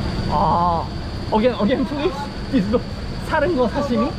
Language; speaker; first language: English; non-native, learner; Korean